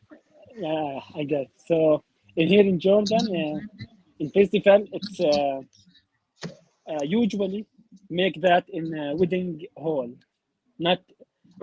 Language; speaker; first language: English; non-native, learner; Arabic